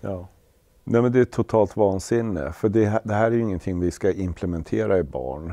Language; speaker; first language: Swedish; native; Swedish